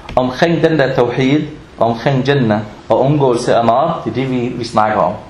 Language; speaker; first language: Danish; non-native, fluent; Arabic